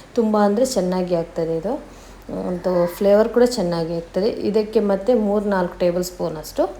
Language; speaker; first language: Kannada; non-native, local second language; Badaga